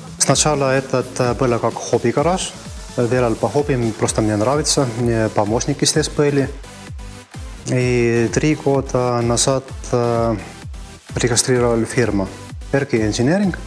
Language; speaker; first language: Russian; non-native, fluent; Estonian